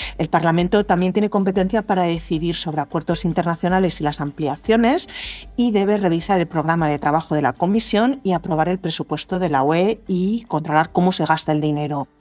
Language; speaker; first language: Spanish; native; Spanish